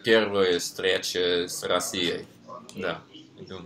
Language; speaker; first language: Russian; non-native, learner; Norwegian